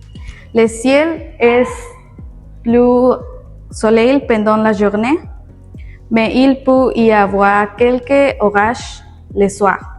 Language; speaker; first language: French; non-native, learner; Spanish